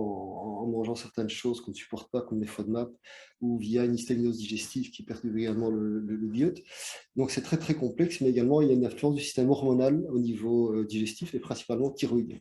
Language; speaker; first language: French; native; French